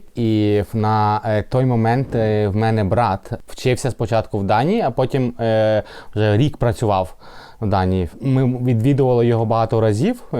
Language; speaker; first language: Ukrainian; native; Ukrainian